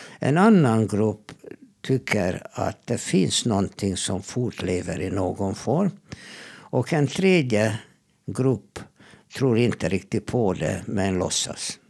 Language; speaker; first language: Swedish; non-native, fluent; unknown